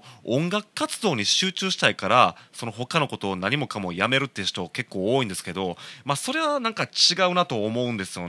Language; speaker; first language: Japanese; native; Japanese